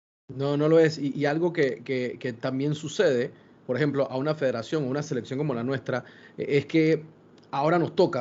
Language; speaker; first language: Spanish; native; Spanish